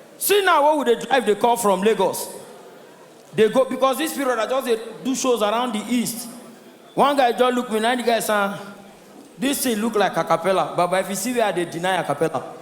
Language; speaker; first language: Nigerian Pidgin; non-native, local second language; Igbo